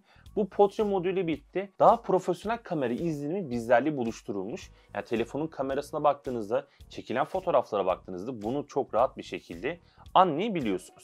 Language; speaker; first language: Turkish; native; Turkish